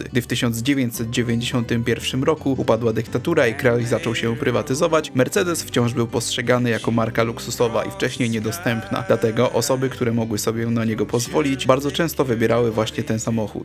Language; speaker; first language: Polish; native; Polish